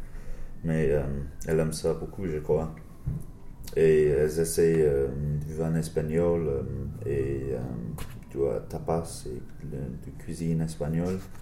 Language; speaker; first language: French; non-native, learner; English